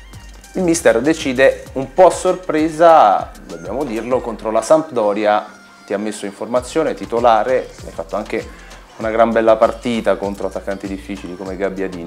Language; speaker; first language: Italian; native; Italian